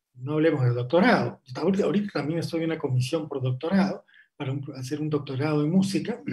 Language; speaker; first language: Spanish; native; Spanish